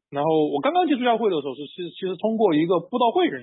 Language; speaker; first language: Chinese; native; Chinese